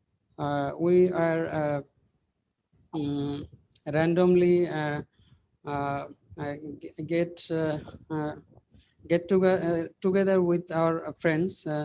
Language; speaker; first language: English; non-native, learner; Bangla